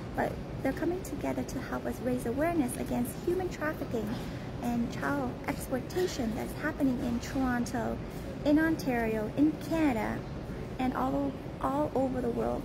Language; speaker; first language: English; early bilingual, other home language; Vietnamese